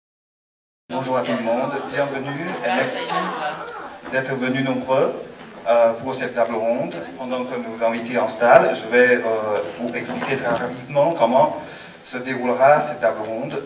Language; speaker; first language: French; non-native, fluent; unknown